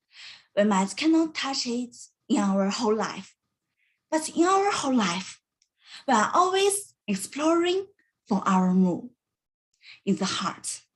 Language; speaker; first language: English; non-native, learner; Chinese